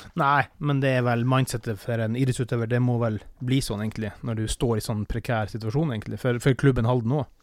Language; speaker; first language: Norwegian; native; Norwegian